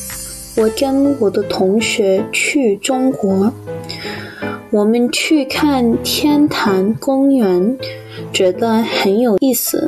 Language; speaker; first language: Chinese; non-native, learner; English